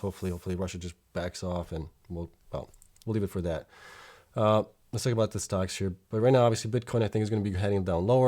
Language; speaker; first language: English; native; English